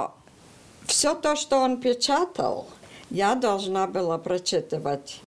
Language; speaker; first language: Russian; early bilingual, heritage; Russian